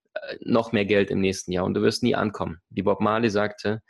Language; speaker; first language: German; early bilingual, other home language; Russian